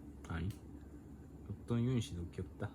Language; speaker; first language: Korean; non-native, fluent; Japanese